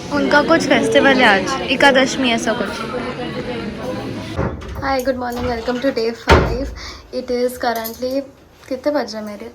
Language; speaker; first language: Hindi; native; Hindi